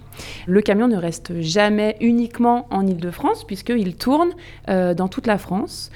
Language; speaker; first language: French; native; French